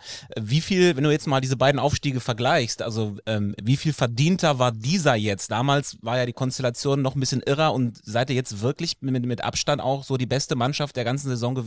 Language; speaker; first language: German; native; German